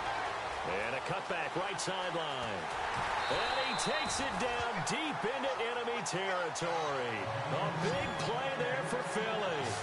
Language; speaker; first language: English; native; English